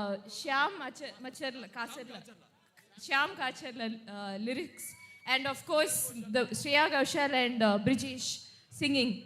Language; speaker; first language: Telugu; non-native, fluent; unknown